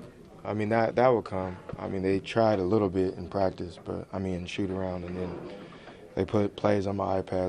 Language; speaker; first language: English; native; English